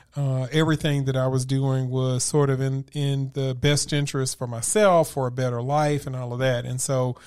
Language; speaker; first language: English; native; English